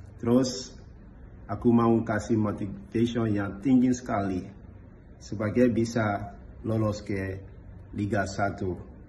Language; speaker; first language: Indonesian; non-native, learner; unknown